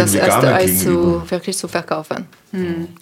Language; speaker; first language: German; non-native, learner; French